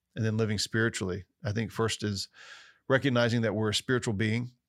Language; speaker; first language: English; native; English